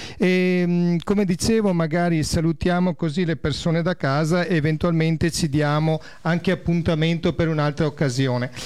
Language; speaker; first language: Italian; native; Italian